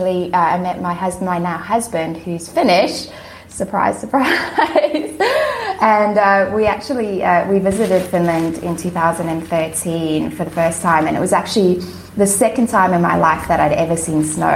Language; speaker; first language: English; native; English